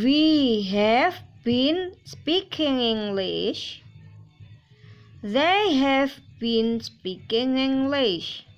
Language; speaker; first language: English; non-native, fluent; Indonesian